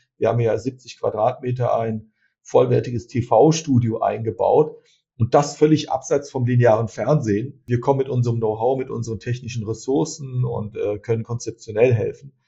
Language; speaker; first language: German; early bilingual, other home language; Turkish